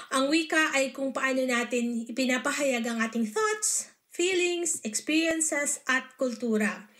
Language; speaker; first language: Filipino; native; Filipino